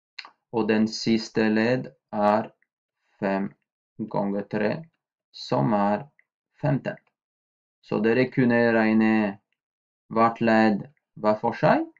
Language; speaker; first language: Norwegian; non-native, fluent; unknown